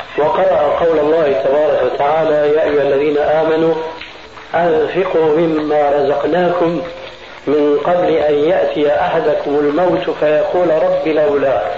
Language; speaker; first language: Arabic; early bilingual, other home language; Albanian